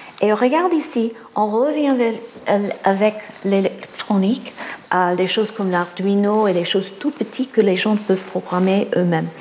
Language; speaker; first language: French; non-native, fluent; English